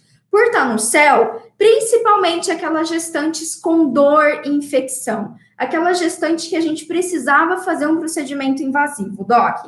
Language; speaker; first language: Portuguese; native; Portuguese